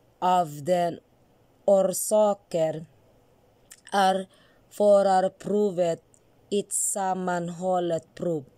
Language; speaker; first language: Swedish; non-native, learner; Filipino